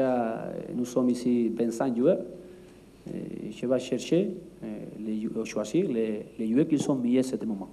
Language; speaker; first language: French; non-native, learner; Spanish